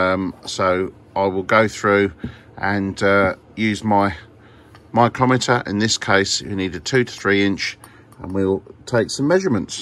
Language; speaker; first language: English; native; English